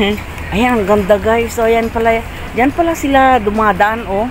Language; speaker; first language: Filipino; native; Filipino